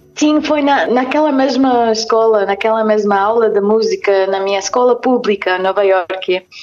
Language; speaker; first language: Portuguese; non-native, fluent; English